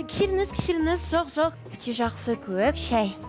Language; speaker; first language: Kazakh; non-native, local second language; Russian